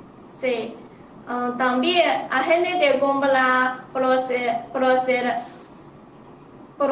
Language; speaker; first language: Spanish; non-native, learner; Chinese